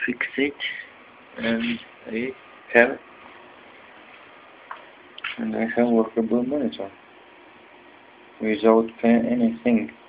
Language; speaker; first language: English; non-native, learner; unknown